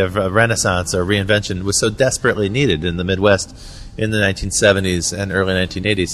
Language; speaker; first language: English; native; English